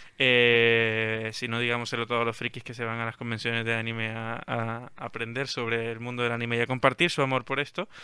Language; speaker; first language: Spanish; native; Spanish